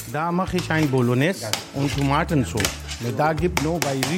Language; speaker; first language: German; non-native, learner; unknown